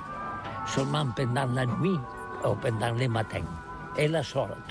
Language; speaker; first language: French; non-native, learner; Catalan